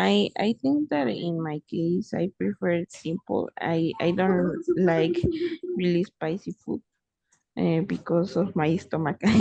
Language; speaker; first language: English; non-native, fluent; Spanish